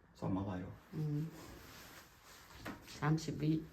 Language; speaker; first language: Norwegian; non-native, learner; Thai